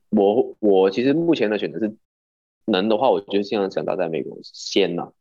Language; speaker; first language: Chinese; non-native, local second language; Cantonese